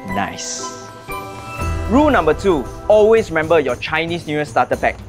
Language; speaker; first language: English; native; English